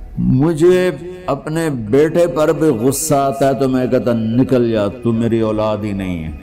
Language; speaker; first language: Urdu; non-native, local second language; Punjabi